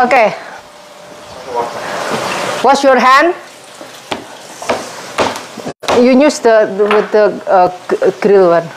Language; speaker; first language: English; non-native, learner; Indonesian